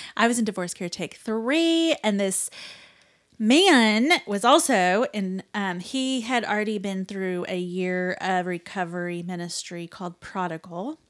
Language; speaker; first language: English; native; English